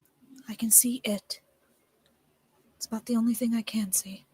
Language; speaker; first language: English; native; English